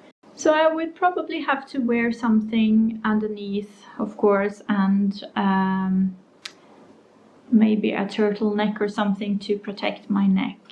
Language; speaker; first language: English; non-native, fluent; Norwegian